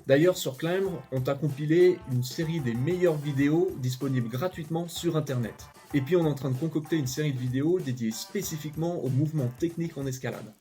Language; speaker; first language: French; native; French